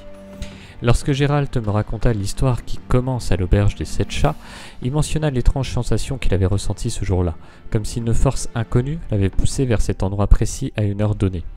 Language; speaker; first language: French; native; French